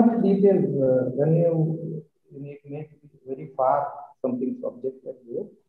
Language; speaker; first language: English; non-native, learner; Malayalam